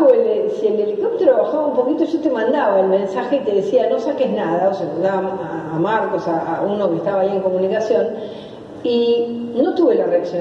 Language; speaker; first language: Spanish; native; Spanish